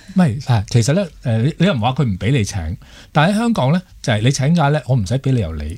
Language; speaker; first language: Cantonese; native; Cantonese